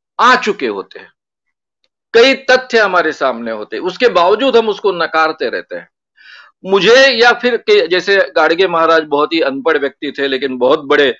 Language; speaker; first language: Hindi; non-native, local second language; Marathi